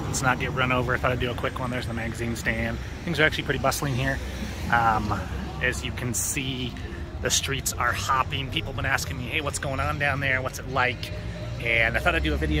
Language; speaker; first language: English; native; English